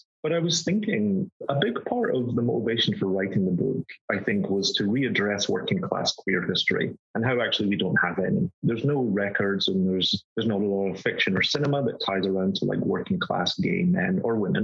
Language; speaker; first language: English; native; English